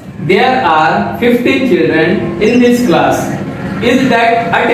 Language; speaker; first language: English; non-native, local second language; Hindi